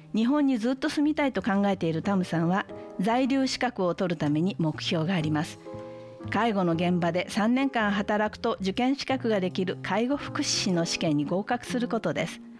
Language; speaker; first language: Japanese; native; Japanese